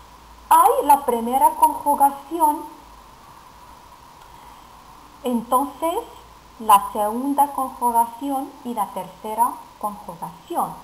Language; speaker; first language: Spanish; non-native, fluent; Arabic